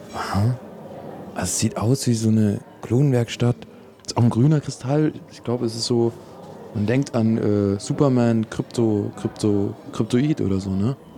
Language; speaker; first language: German; native; German